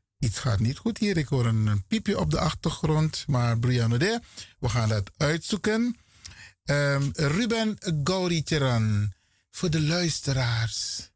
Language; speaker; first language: Dutch; native; Dutch